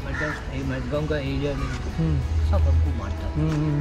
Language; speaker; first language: Hindi; non-native, local second language; Chinese